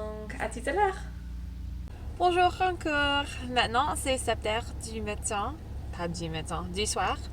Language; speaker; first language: French; non-native, learner; English